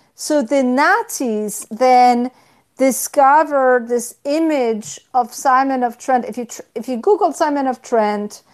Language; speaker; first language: English; non-native, fluent; Polish